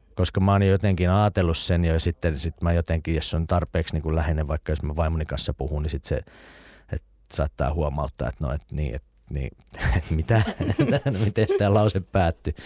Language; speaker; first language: Finnish; native; Finnish